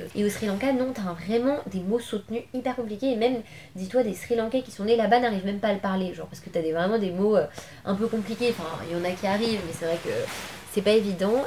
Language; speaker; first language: French; native; French